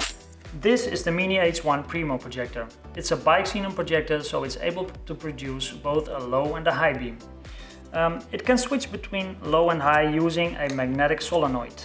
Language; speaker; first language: English; non-native, fluent; Dutch